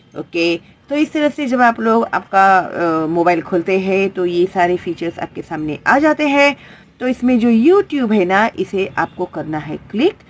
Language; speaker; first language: Hindi; non-native, local second language; Marathi